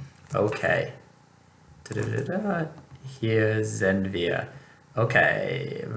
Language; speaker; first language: German; non-native, fluent; English